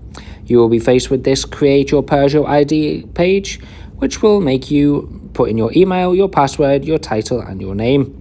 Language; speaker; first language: English; native; English